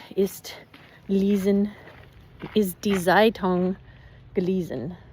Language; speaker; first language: German; non-native, learner; English